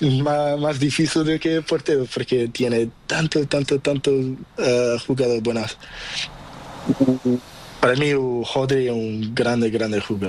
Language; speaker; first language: Spanish; non-native, learner; Portuguese